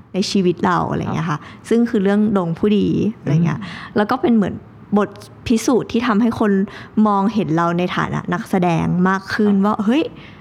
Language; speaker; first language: Thai; native; Thai